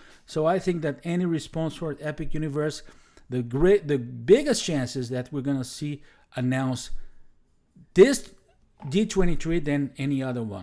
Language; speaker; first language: English; non-native, fluent; Portuguese